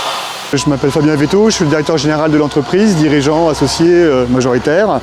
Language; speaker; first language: French; native; French